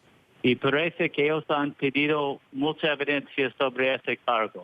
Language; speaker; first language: Spanish; non-native, fluent; English